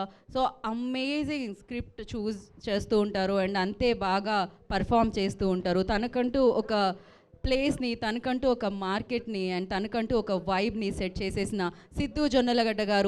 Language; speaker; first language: Telugu; native; Telugu